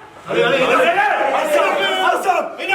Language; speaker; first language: French; native; French